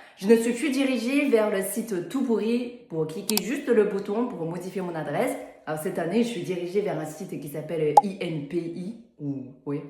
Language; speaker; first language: French; non-native, fluent; Chinese